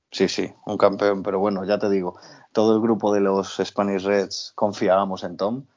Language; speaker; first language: Spanish; native; Spanish